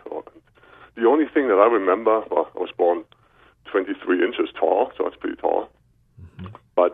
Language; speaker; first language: English; non-native, fluent; German